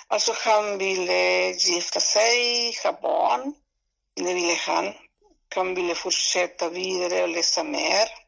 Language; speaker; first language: Swedish; non-native, fluent; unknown